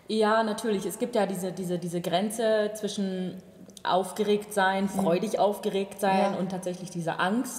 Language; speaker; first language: German; native; German